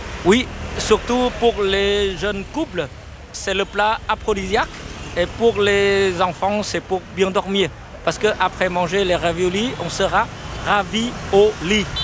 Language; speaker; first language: French; non-native, fluent; Vietnamese